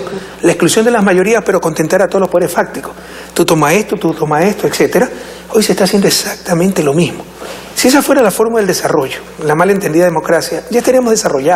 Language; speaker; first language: Spanish; native; Spanish